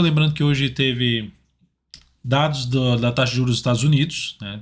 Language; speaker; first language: Portuguese; native; Portuguese